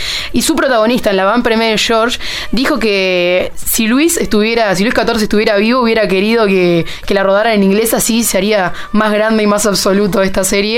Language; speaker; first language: Spanish; native; Spanish